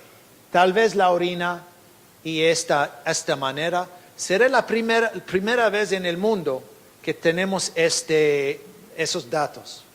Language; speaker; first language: Spanish; non-native, fluent; English